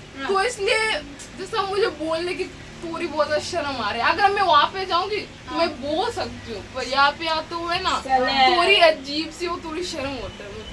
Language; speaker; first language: Hindi; early bilingual, other home language; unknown